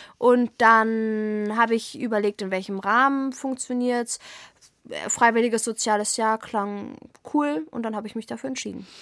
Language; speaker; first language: German; native; German